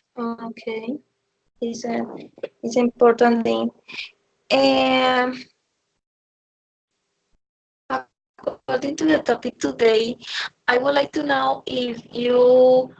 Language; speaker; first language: English; non-native, learner; Spanish